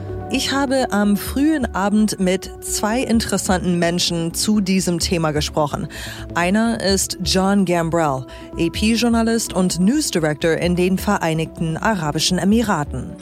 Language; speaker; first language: German; native; German